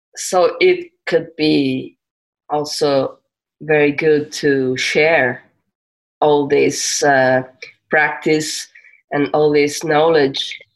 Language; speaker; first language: English; non-native, fluent; Italian